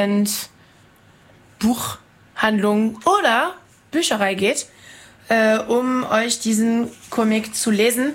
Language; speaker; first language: German; non-native, fluent; French